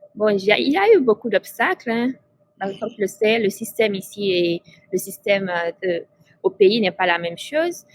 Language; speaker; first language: French; non-native, local second language; Fula